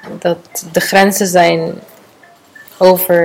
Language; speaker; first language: Dutch; non-native, learner; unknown